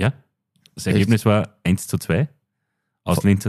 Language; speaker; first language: German; native; German